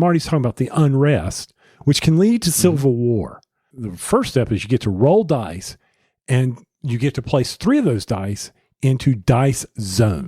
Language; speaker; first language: English; native; English